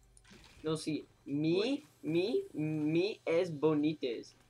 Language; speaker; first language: Spanish; non-native, learner; English